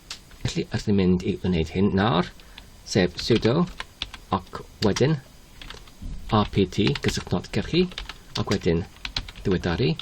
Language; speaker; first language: Welsh; non-native, learner; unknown